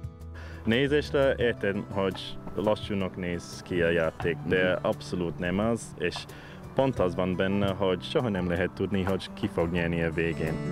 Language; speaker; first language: Hungarian; non-native, fluent; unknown